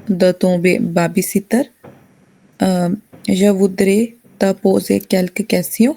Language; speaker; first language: French; non-native, learner; Hindi